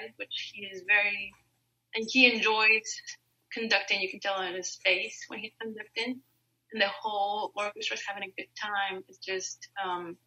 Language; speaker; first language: English; non-native, fluent; Spanish